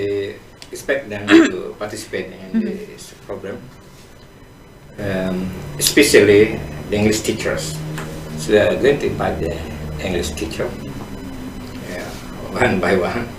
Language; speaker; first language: English; non-native, fluent; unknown